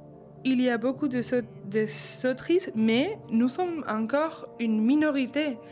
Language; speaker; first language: French; non-native, fluent; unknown